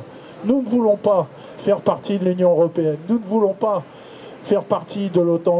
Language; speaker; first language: French; native; French